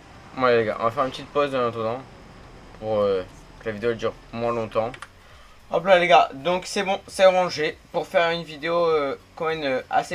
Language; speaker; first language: French; native; French